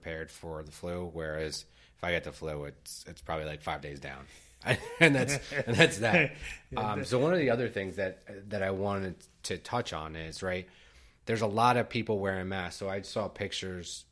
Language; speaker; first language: English; native; English